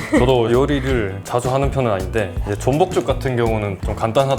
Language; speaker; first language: Korean; native; Korean